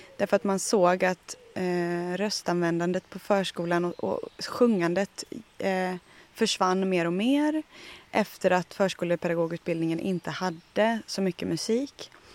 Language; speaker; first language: Swedish; native; Swedish